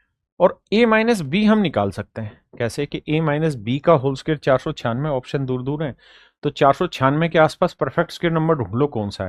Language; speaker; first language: Hindi; native; Hindi